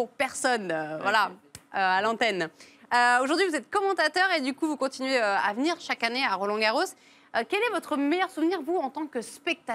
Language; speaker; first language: French; native; French